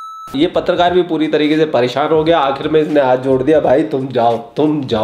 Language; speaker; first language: Hindi; native; Hindi